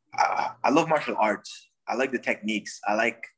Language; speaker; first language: English; non-native, fluent; Dutch